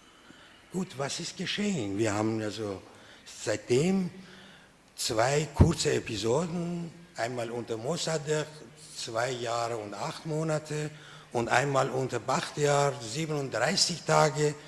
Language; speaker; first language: German; non-native, fluent; Persian